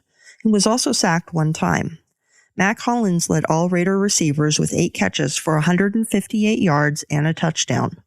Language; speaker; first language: English; native; English